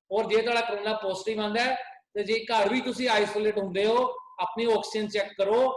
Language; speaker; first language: Hindi; non-native, local second language; Punjabi